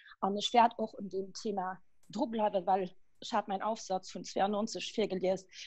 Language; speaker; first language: Luxembourgish; early bilingual, other home language; Kabuverdianu